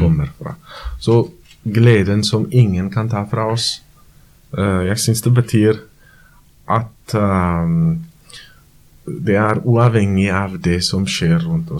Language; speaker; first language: Norwegian; non-native, fluent; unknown